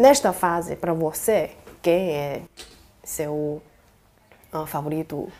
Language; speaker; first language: Portuguese; non-native, fluent; Chinese